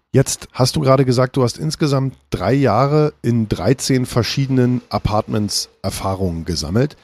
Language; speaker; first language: German; native; German